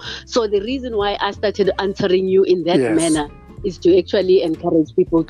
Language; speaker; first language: English; non-native, local second language; Xhosa